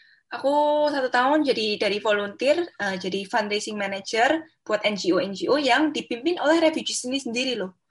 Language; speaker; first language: Indonesian; native; Indonesian